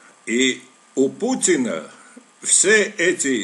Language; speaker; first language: Russian; non-native, local second language; Armenian